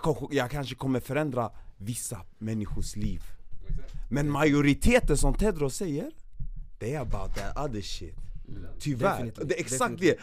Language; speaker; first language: Swedish; native; Swedish